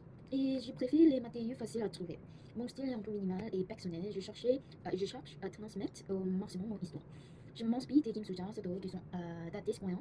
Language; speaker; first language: French; non-native, learner; Korean